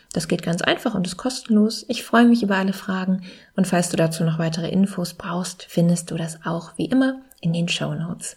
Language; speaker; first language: German; native; German